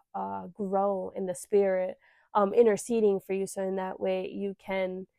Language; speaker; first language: English; early bilingual, other home language; Spanish